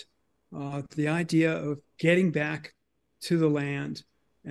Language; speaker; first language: English; native; English